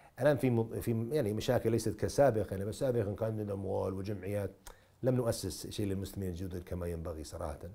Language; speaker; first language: Arabic; non-native, fluent; English